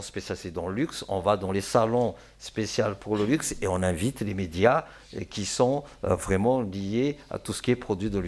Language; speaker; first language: French; non-native, local second language; Malagasy